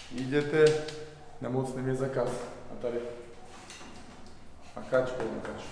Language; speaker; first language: Czech; non-native, fluent; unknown